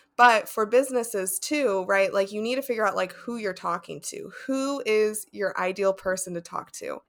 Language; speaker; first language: English; native; English